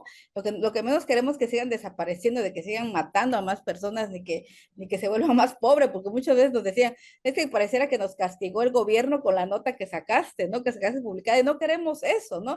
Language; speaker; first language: Spanish; native; Spanish